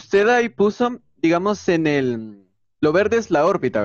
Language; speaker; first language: Spanish; native; Spanish